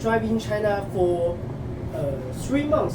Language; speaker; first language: English; non-native, learner; Chinese